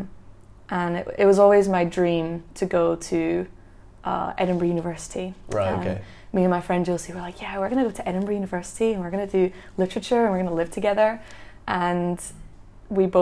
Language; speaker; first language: English; native; English